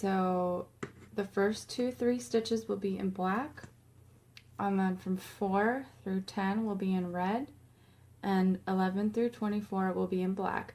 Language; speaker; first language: English; native; English